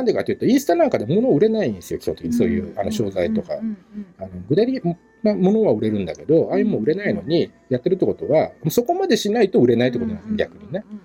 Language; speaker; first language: Japanese; native; Japanese